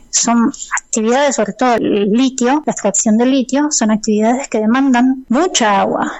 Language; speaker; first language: Spanish; native; Spanish